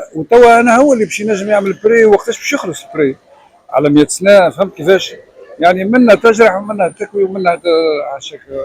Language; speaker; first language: Arabic; native; Arabic